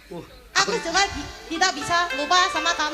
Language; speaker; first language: Indonesian; non-native, local second language; Javanese